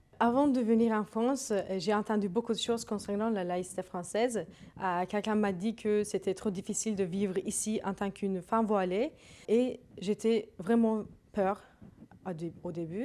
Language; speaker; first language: French; non-native, learner; Turkish